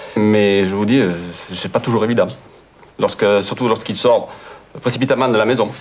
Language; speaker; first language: French; native; French